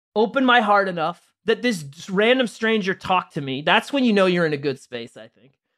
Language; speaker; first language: English; native; English